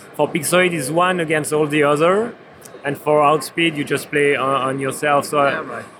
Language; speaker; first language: English; non-native, fluent; French